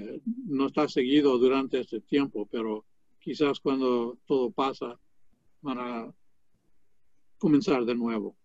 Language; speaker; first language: Spanish; non-native, fluent; English